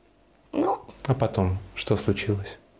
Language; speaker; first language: Russian; native; Russian